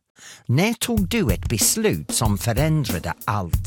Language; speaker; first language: Swedish; non-native, fluent; English